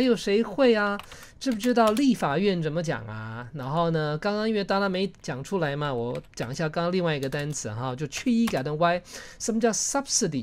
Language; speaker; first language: Chinese; native; Chinese